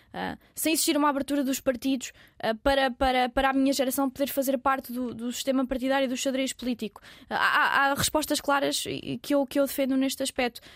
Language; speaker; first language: Portuguese; native; Portuguese